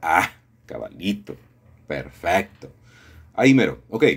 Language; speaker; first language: Spanish; native; Spanish